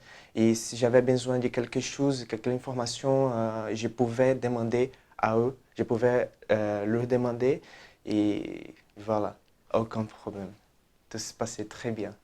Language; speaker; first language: French; non-native, fluent; Portuguese